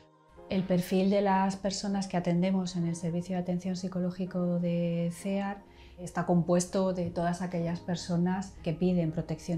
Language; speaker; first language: Spanish; native; Spanish